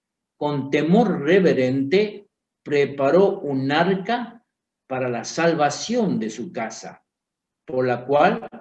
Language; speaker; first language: Spanish; native; Spanish